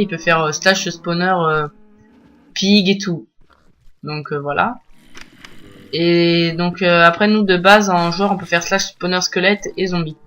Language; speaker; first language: French; native; French